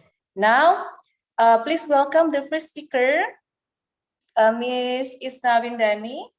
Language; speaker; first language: English; non-native, fluent; Indonesian